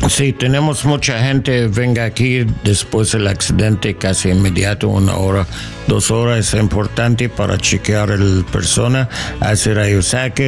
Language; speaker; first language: Spanish; non-native, learner; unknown